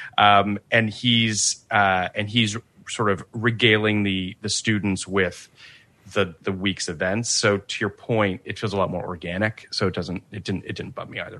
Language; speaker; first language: English; native; English